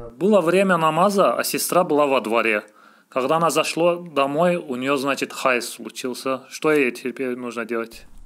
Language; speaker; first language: Russian; non-native, learner; Azerbaijani